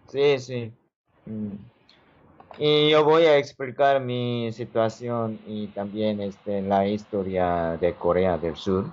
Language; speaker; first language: Spanish; non-native, learner; Korean